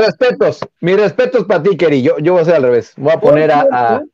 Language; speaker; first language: Spanish; native; Spanish